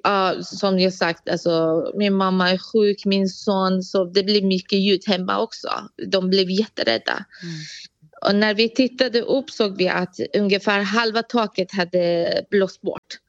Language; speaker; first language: Swedish; non-native, fluent; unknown